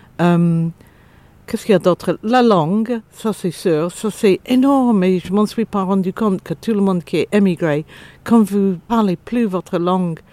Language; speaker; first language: French; non-native, fluent; English